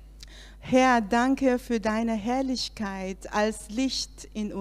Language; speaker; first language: German; non-native, learner; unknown